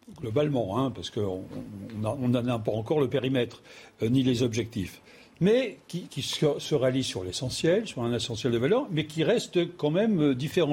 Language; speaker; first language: French; native; French